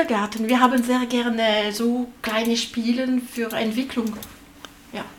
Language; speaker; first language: German; non-native, learner; French